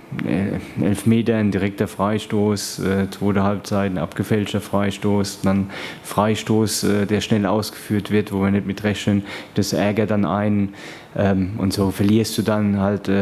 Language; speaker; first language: German; native; German